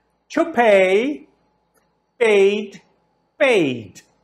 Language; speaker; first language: English; non-native, fluent; Portuguese